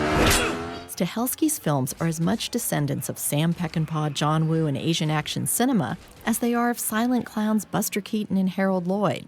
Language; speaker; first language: English; native; English